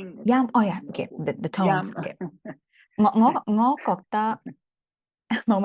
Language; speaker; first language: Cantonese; non-native, learner; English